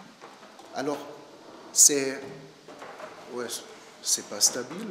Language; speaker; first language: French; non-native, learner; German